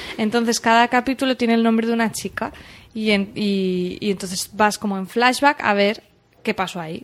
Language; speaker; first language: Spanish; native; Spanish